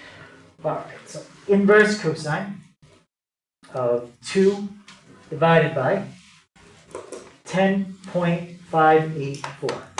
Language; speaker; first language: English; native; English